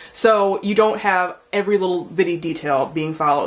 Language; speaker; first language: English; native; English